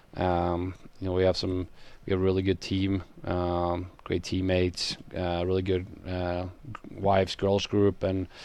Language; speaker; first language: English; non-native, fluent; Swedish